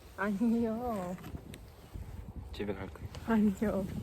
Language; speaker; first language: Korean; non-native, learner; Ukrainian